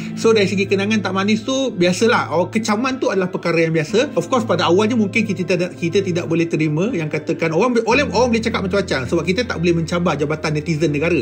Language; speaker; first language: Malay; native; Malay